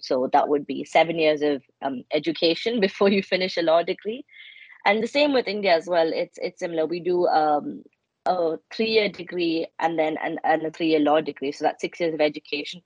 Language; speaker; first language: English; non-native, local second language; Malayalam